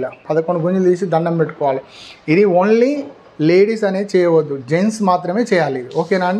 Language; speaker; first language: Telugu; native; Telugu